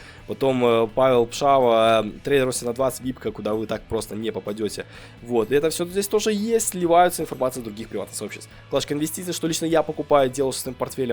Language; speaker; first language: Russian; native; Russian